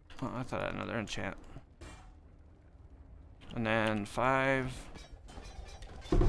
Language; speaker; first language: English; native; English